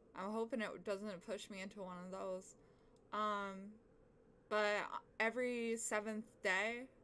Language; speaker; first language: English; native; English